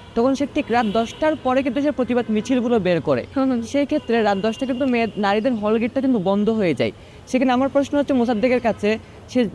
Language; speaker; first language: Bangla; non-native, local second language; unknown